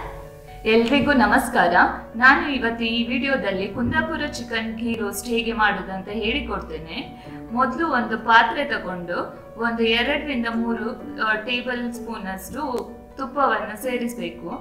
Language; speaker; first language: Kannada; native; Kannada